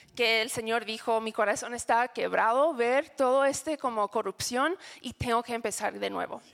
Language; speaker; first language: Spanish; non-native, fluent; English